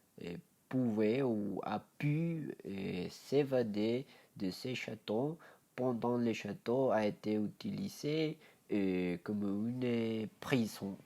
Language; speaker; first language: French; non-native, learner; Spanish